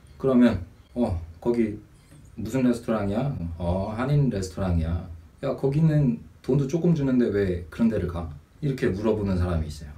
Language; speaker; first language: Korean; native; Korean